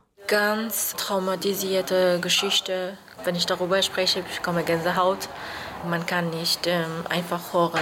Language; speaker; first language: German; non-native, fluent; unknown